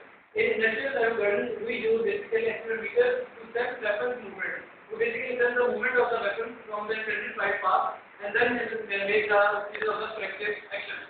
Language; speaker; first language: English; non-native, learner; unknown